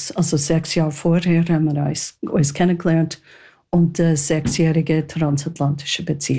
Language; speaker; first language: German; non-native, fluent; English